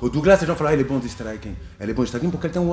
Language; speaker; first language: French; native; French